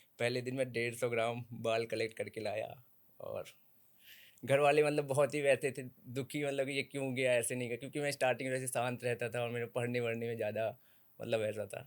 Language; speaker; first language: Hindi; native; Hindi